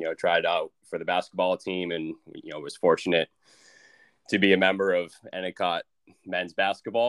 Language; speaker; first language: English; native; English